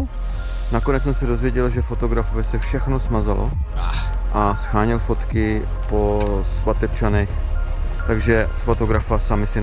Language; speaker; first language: Czech; native; Czech